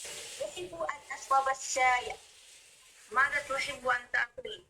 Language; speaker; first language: Arabic; non-native, learner; Bangla